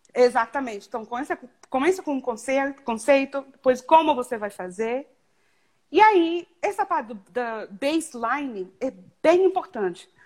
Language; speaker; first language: Portuguese; non-native, fluent; Spanish